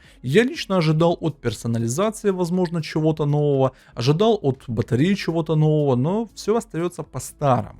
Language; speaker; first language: Russian; native; Russian